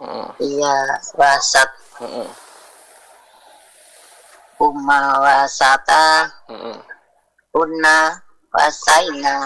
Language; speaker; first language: Arabic; non-native, learner; Indonesian